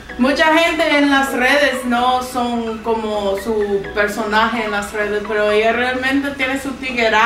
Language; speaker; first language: Spanish; non-native, fluent; English